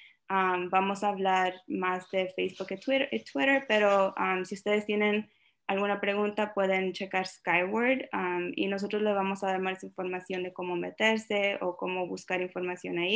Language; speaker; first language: Spanish; early bilingual, other home language; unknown